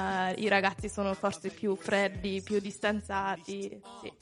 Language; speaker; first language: Italian; non-native, fluent; German